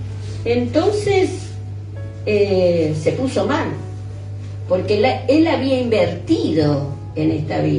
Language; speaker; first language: Spanish; native; Spanish